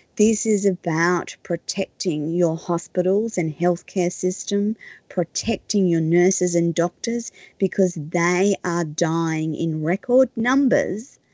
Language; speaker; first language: English; native; English